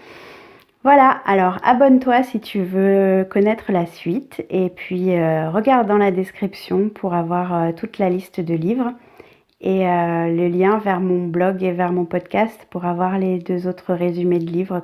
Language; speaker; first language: French; native; French